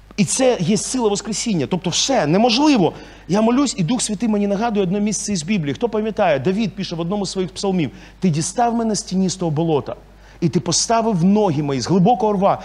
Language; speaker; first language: Ukrainian; non-native, local second language; Russian